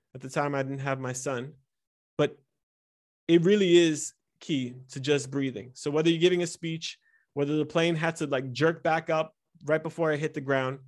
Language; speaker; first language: English; early bilingual, other home language; Italian